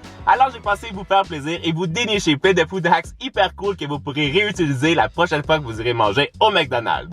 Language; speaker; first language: French; native; French